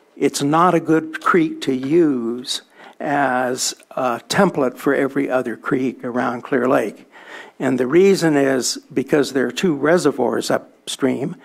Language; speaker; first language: English; native; English